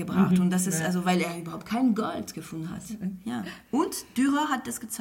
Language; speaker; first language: German; non-native, fluent; French